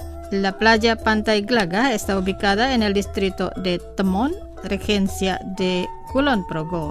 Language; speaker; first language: Spanish; non-native, fluent; Indonesian